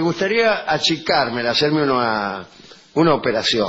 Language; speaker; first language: Spanish; native; Spanish